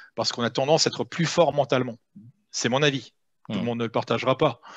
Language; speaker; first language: French; native; French